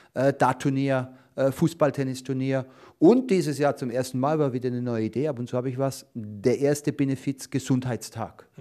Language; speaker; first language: German; native; German